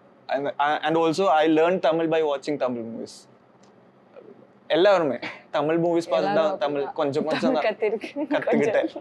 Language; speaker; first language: Tamil; non-native, learner; Malayalam